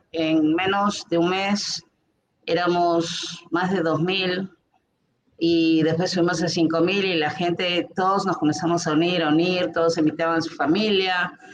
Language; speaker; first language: Spanish; native; Spanish